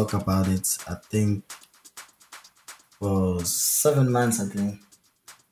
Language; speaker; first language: English; non-native, local second language; Zulu